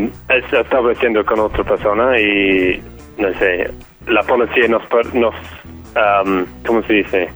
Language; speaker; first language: Spanish; non-native, fluent; English